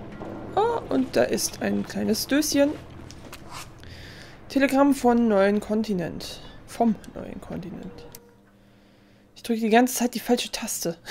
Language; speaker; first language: German; native; German